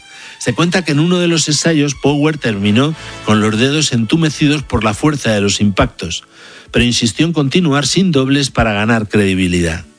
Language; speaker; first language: Spanish; native; Spanish